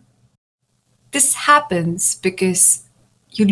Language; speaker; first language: English; non-native, local second language; Hindi